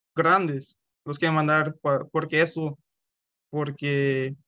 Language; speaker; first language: Spanish; early bilingual, heritage; Spanish